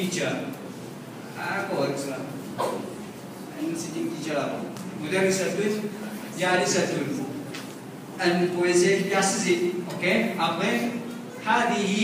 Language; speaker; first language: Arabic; non-native, fluent; Morisyen